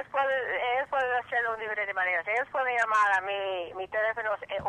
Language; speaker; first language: Spanish; early bilingual, heritage; English